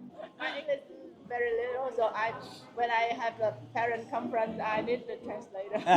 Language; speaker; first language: English; non-native, learner; Vietnamese